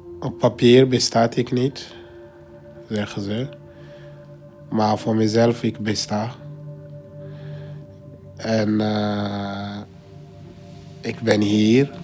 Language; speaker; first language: Dutch; non-native, fluent; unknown